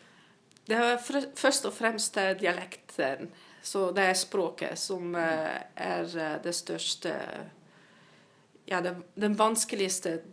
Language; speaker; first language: Norwegian; non-native, fluent; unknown